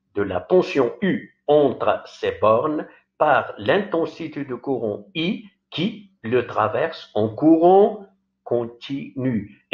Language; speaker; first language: French; non-native, local second language; Arabic